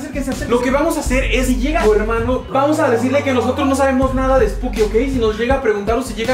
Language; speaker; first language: Spanish; native; Spanish